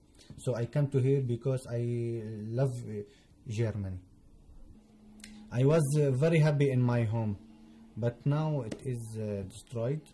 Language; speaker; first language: English; non-native, learner; Arabic